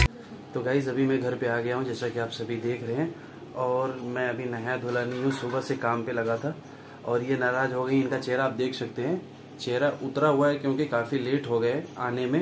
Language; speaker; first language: Hindi; native; Hindi